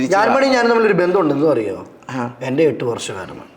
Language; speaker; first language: Malayalam; native; Malayalam